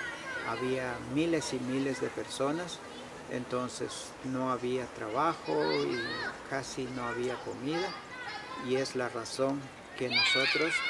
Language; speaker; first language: Spanish; non-native, local second language; Kʼicheʼ